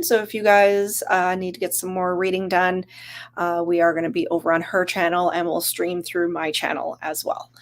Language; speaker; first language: English; native; English